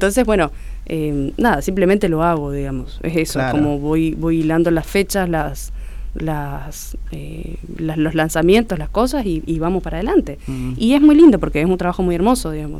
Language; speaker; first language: Spanish; native; Spanish